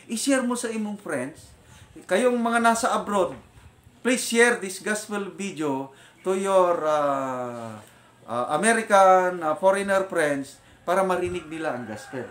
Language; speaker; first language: Filipino; non-native, local second language; Iloko